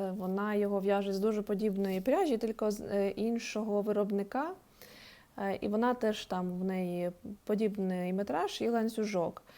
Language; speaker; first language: Ukrainian; non-native, local second language; Russian